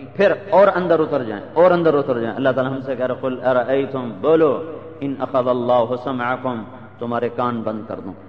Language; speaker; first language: Urdu; non-native, local second language; Punjabi